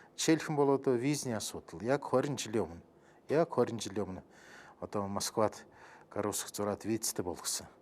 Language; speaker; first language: Mongolian; non-native, fluent; Russian